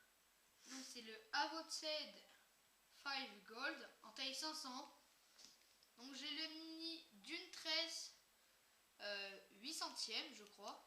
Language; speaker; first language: French; native; French